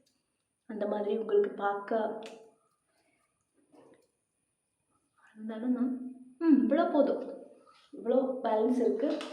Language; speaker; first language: Tamil; non-native, learner; Malayalam